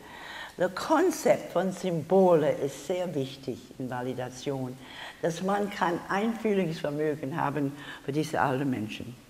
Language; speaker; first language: German; non-native, learner; English